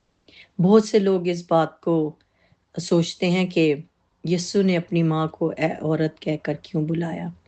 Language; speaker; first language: Urdu; native; Urdu